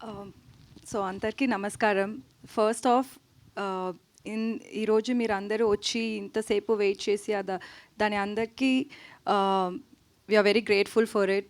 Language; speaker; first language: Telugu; non-native, learner; Tamil